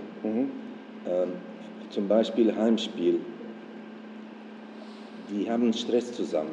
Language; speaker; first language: German; non-native, fluent; Dutch